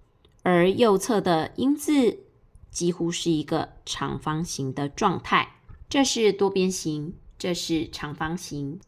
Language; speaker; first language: Chinese; native; Chinese